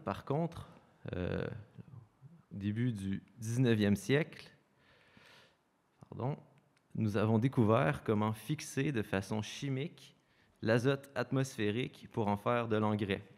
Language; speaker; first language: French; native; French